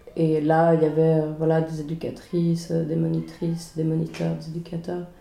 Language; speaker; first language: French; early bilingual, other home language; Swedish